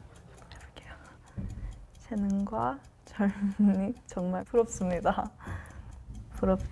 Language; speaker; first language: Korean; non-native, learner; English